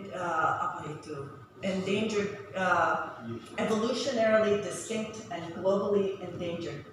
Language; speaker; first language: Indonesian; non-native, fluent; English